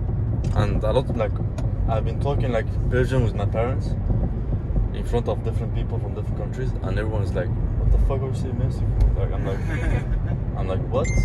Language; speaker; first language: English; non-native, fluent; Persian